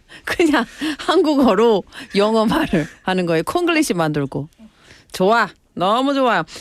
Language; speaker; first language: Korean; non-native, learner; English